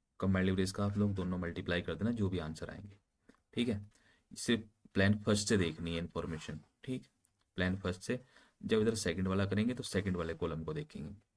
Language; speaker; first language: Hindi; native; Hindi